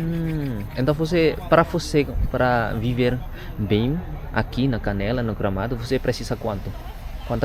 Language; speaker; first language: Portuguese; non-native, learner; Indonesian